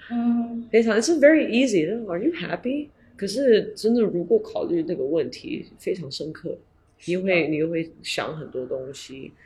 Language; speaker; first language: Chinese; early bilingual, heritage; English